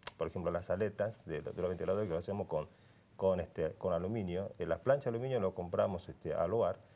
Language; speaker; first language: Spanish; non-native, fluent; Korean